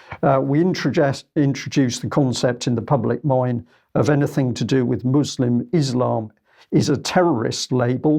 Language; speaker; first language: English; native; English